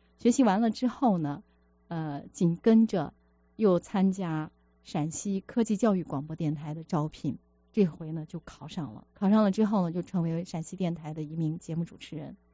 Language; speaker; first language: Chinese; native; Chinese